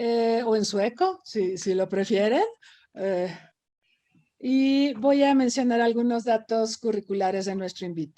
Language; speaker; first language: Spanish; native; Spanish